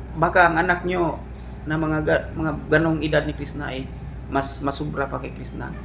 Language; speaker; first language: Filipino; non-native, local second language; Cebuano